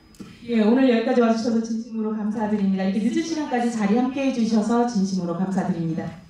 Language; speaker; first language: Korean; native; Korean